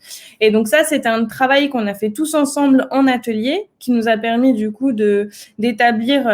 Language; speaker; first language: French; native; French